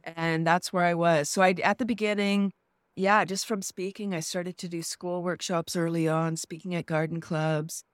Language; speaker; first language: English; native; English